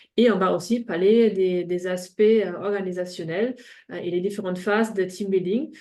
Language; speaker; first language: French; non-native, fluent; German